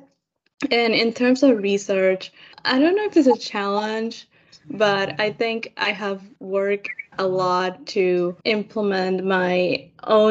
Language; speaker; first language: English; non-native, fluent; Spanish